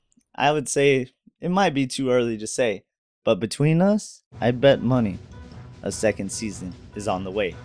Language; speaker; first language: English; native; English